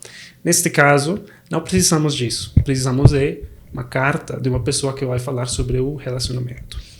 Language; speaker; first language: Portuguese; non-native, fluent; Spanish